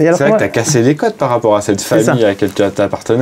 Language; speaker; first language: French; native; French